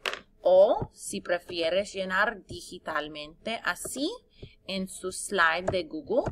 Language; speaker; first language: Spanish; non-native, fluent; English